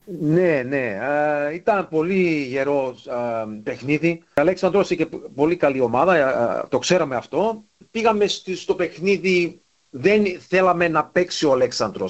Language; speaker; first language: Greek; early bilingual, heritage; English